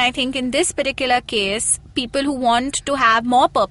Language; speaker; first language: English; non-native, local second language; Hindi